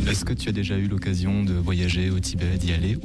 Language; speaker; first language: French; native; French